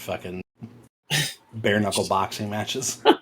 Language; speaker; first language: English; native; English